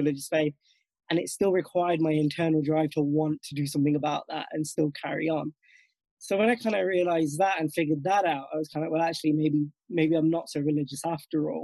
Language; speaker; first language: English; native; English